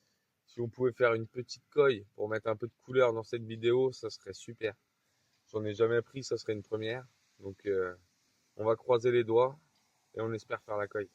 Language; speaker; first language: French; native; French